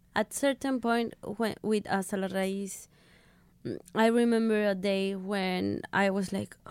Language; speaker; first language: English; non-native, fluent; Spanish